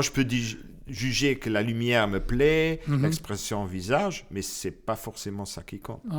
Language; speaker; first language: French; non-native, local second language; Luxembourgish